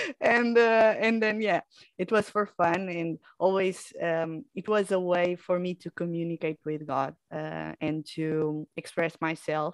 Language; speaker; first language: English; non-native, fluent; Portuguese